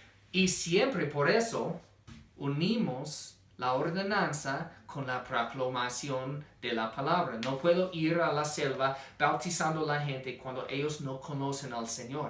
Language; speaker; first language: Spanish; non-native, fluent; English